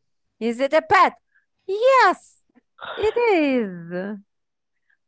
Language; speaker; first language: English; non-native, fluent; Ukrainian